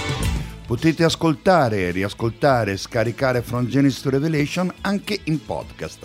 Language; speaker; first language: Italian; native; Italian